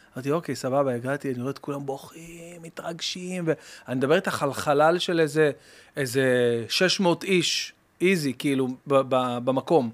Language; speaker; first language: Hebrew; native; Hebrew